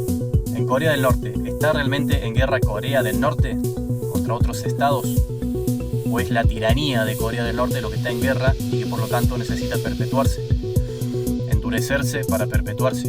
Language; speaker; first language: Spanish; native; Spanish